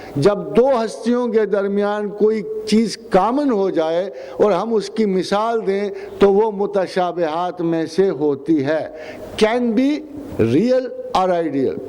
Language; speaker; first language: Urdu; non-native, local second language; Punjabi